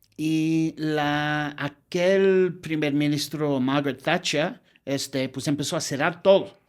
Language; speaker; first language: Spanish; non-native, fluent; English